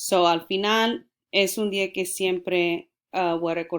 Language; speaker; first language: Spanish; early bilingual, heritage; Spanish